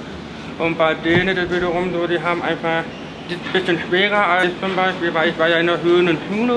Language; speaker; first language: German; native; German